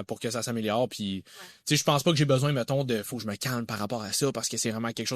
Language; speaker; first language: French; native; French